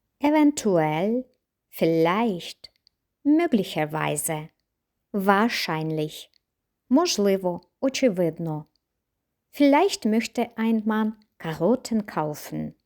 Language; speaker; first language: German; non-native, fluent; Ukrainian